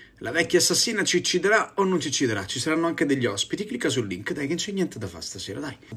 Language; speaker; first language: Italian; native; Italian